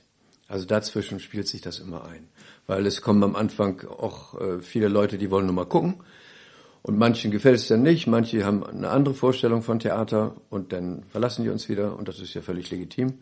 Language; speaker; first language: German; native; German